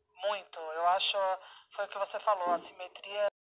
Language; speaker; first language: Portuguese; native; Portuguese